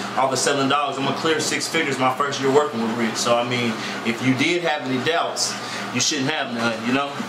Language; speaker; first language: English; native; English